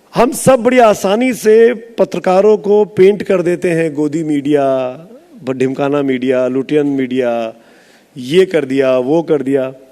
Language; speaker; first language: Hindi; native; Hindi